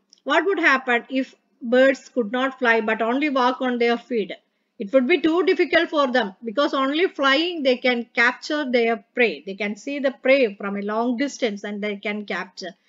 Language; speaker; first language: English; non-native, local second language; Malayalam